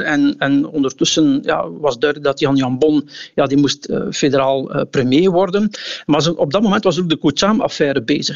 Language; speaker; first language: Dutch; native; Dutch